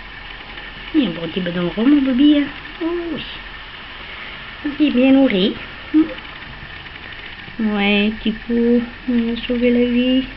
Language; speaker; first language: French; native; French